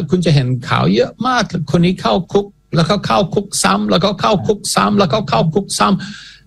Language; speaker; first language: Thai; non-native, fluent; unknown